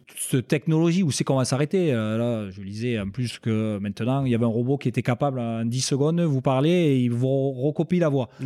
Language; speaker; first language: French; native; French